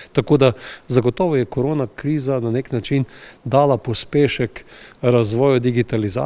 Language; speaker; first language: Slovenian; native; Slovenian